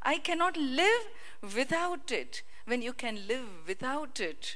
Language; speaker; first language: English; non-native, local second language; Hindi